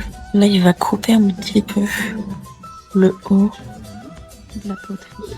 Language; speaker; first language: French; native; French